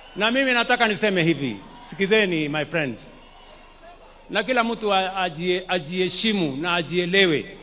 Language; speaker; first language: Swahili; non-native, local second language; Kalenjin